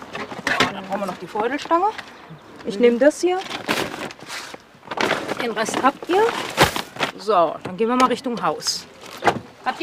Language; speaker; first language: German; native; German